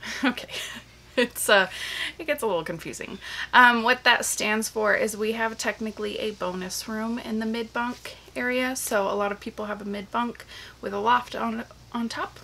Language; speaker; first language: English; native; English